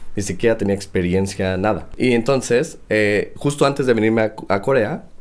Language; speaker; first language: Spanish; native; Spanish